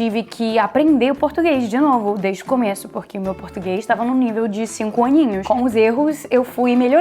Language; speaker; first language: Portuguese; early bilingual, heritage; Portuguese